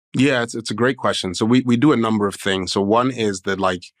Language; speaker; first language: English; native; English